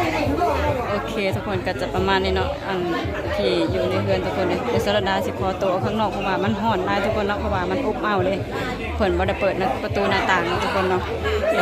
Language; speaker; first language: Thai; non-native, local second language; Lao